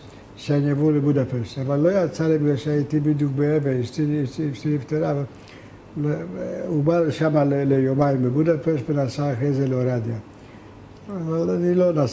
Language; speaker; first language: Hebrew; non-native, fluent; Hungarian